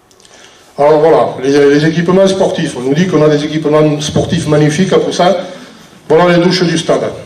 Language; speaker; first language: French; native; French